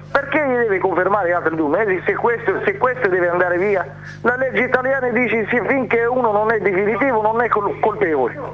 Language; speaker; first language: Italian; non-native, fluent; Arabic